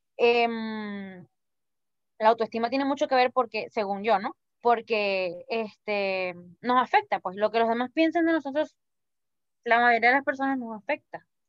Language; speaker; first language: Spanish; native; Spanish